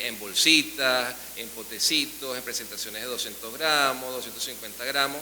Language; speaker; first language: Spanish; native; Spanish